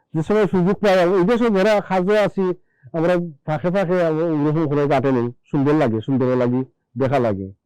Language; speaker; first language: Bangla; non-native, local second language; Sylheti